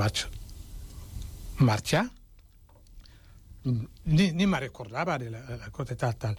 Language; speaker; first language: Catalan; non-native, fluent; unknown